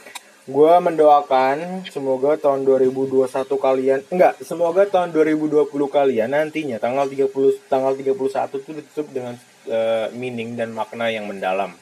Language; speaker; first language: Indonesian; native; Indonesian